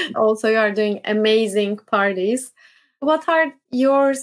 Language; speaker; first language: English; non-native, fluent; Turkish